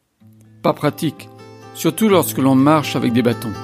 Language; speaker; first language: French; native; French